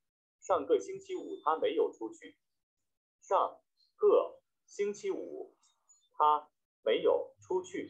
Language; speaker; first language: Chinese; non-native, learner; Vietnamese